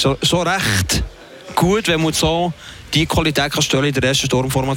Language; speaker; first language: German; native; German